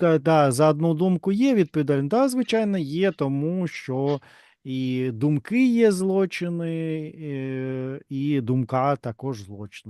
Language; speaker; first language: Ukrainian; non-native, learner; Russian